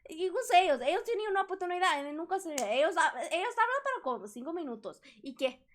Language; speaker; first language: Spanish; non-native, learner; English